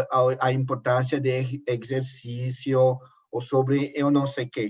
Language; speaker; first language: Portuguese; non-native, learner; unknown